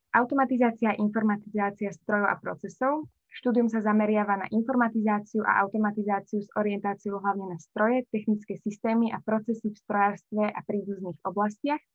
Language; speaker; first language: Slovak; native; Slovak